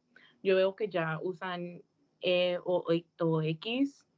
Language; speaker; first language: Spanish; early bilingual, heritage; English